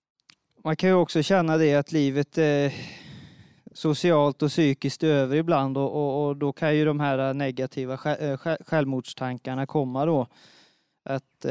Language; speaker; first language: Swedish; native; Swedish